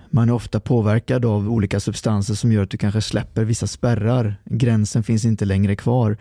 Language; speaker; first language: Swedish; early bilingual, other home language; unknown